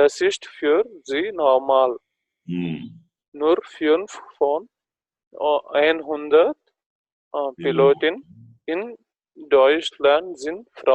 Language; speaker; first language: German; non-native, learner; Telugu